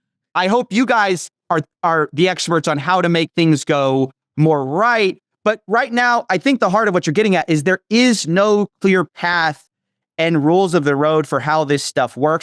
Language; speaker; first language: English; native; English